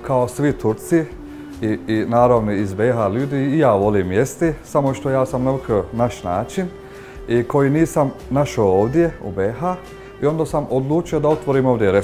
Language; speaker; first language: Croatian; non-native, fluent; Turkish